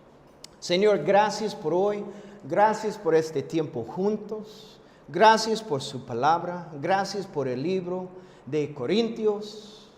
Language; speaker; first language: Spanish; non-native, fluent; English